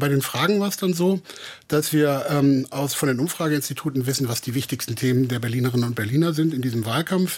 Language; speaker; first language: German; native; German